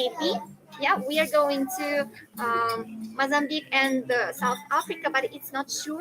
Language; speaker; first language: English; non-native, fluent; Russian